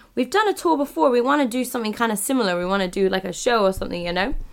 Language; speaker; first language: English; native; English